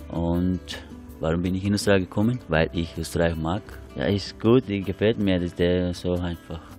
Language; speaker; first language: German; non-native, learner; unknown